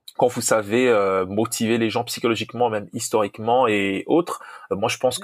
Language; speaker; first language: French; non-native, local second language; Lingala